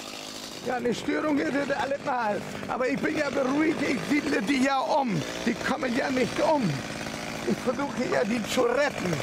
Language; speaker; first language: German; native; German